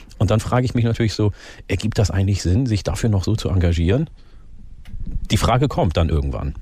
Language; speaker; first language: German; early bilingual, other home language; Oromo